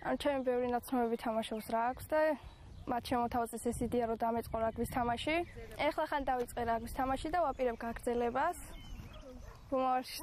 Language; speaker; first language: Georgian; native; Georgian